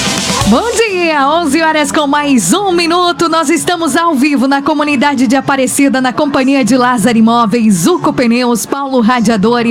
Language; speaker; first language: Portuguese; native; Portuguese